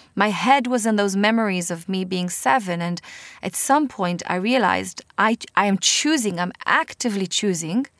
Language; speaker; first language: English; non-native, fluent; Hebrew